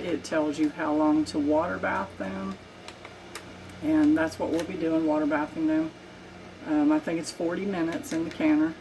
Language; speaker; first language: English; native; English